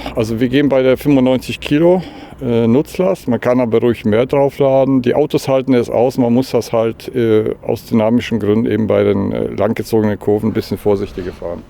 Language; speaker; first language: German; early bilingual, other home language; Polish